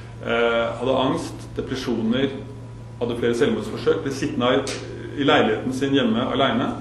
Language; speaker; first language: Norwegian; native; Norwegian